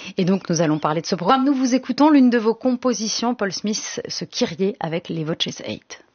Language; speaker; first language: French; native; French